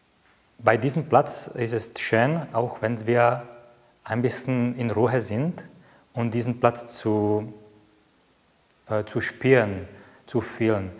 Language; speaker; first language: German; non-native, fluent; Czech